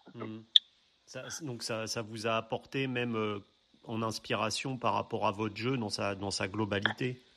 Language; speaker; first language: French; native; French